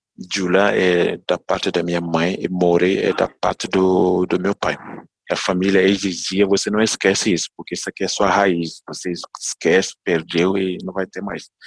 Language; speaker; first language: Portuguese; non-native, fluent; Dyula